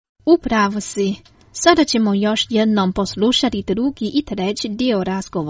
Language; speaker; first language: Croatian; non-native, fluent; Chinese